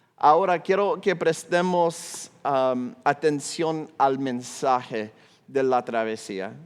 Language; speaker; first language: Spanish; non-native, fluent; English